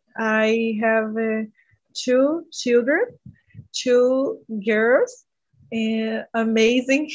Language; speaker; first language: English; non-native, learner; Portuguese